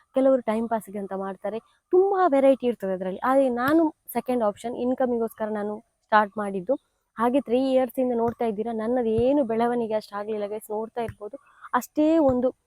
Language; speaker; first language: Kannada; non-native, local second language; Tulu